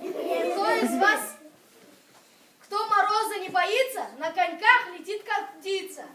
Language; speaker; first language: Russian; native; Russian